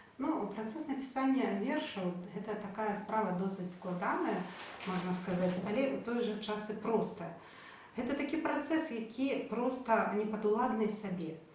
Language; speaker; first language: Belarusian; native; Belarusian